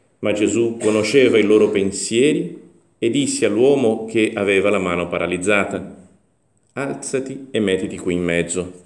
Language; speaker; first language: Italian; non-native, fluent; Portuguese